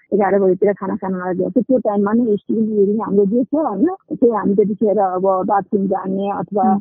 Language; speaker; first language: Nepali; non-native, local second language; Maithili